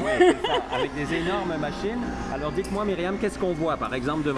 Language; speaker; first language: French; native; French